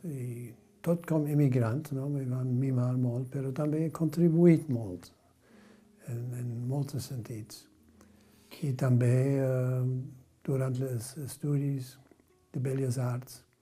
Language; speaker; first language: Catalan; non-native, fluent; German